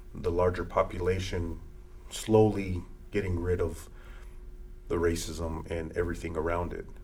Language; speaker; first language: English; early bilingual, other home language; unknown